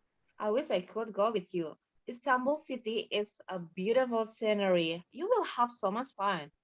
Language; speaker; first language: English; non-native, learner; Indonesian